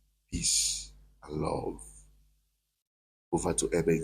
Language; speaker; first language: English; non-native, local second language; Igbo